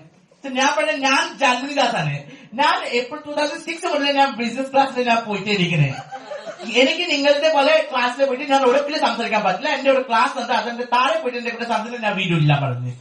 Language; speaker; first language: Malayalam; non-native, fluent; Assamese